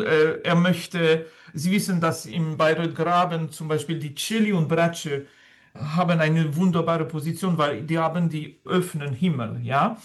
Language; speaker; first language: German; non-native, fluent; French